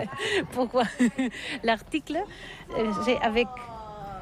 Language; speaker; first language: French; non-native, learner; Catalan